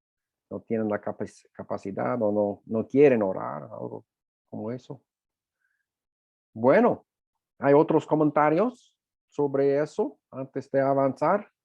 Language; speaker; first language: Spanish; non-native, fluent; English